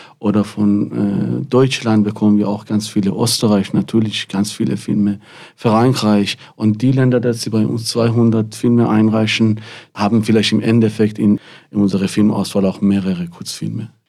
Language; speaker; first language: German; non-native, fluent; Persian